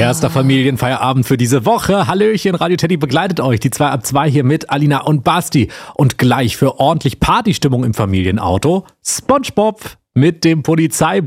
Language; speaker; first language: German; native; German